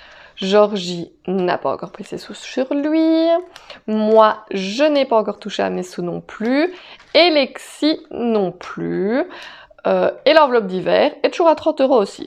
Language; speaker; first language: French; native; French